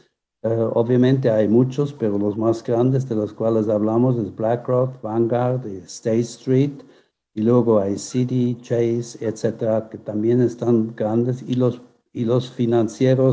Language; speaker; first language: Spanish; non-native, fluent; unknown